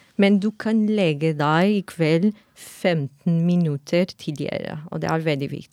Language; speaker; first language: Norwegian; non-native, fluent; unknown